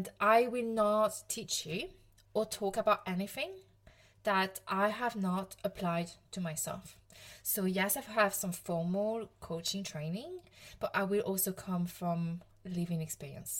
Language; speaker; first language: English; non-native, fluent; French